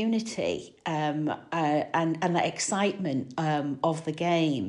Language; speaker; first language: English; native; English